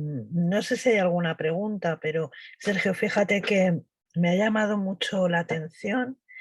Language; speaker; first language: Spanish; native; Spanish